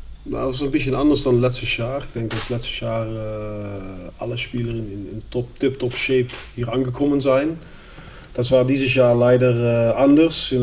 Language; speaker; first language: German; non-native, fluent; Dutch